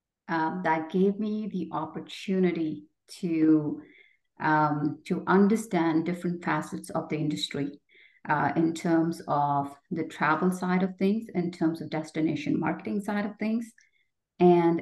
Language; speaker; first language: English; non-native, local second language; Hindi